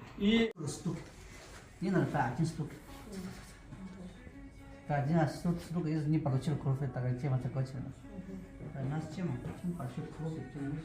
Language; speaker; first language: Russian; non-native, learner; Chinese